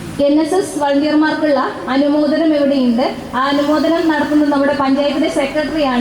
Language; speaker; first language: Malayalam; native; Malayalam